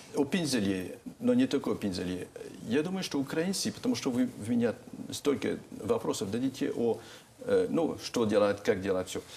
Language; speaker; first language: Russian; non-native, fluent; French